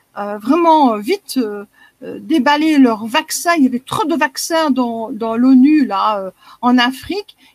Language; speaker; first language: French; native; French